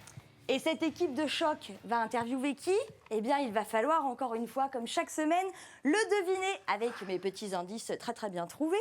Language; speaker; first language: French; native; French